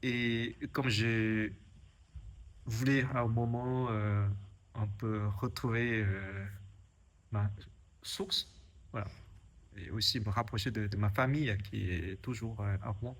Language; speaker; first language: French; non-native, fluent; Chinese